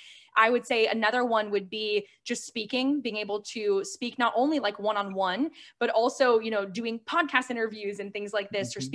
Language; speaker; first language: English; native; English